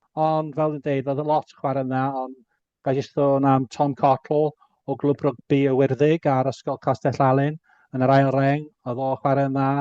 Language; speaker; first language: Welsh; native; Welsh